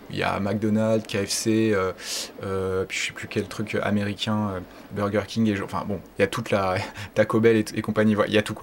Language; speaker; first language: French; native; French